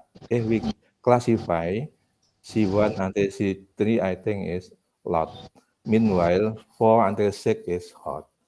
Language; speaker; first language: English; non-native, fluent; Indonesian